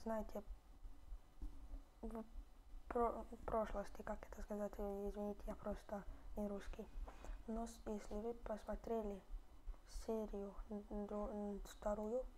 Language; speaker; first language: Russian; early bilingual, heritage; Russian